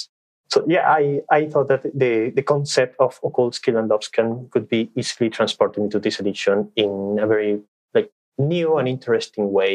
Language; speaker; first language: English; non-native, fluent; Spanish